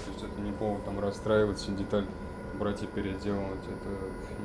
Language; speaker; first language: Russian; native; Russian